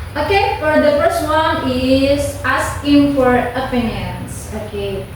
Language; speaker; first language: English; non-native, local second language; Indonesian